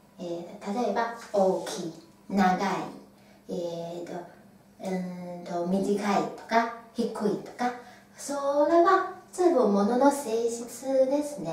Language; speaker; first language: Japanese; non-native, fluent; Chinese